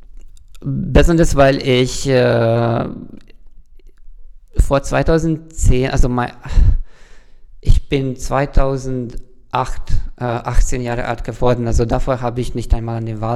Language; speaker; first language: German; non-native, fluent; Hungarian